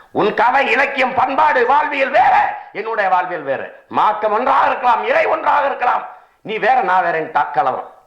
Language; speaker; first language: Tamil; native; Tamil